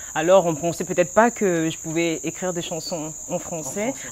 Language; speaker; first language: French; non-native, local second language; Lingala